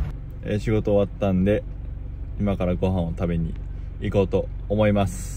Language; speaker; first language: Japanese; native; Japanese